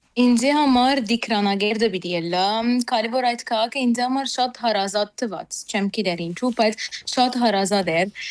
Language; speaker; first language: Armenian; early bilingual, heritage; Armenian